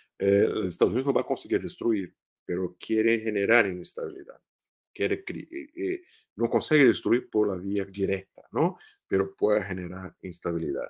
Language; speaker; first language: Spanish; non-native, fluent; Portuguese